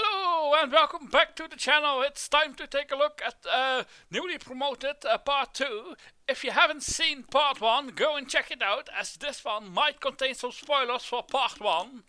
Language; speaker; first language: English; non-native, fluent; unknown